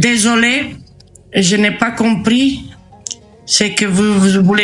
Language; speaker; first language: French; non-native, learner; Romanian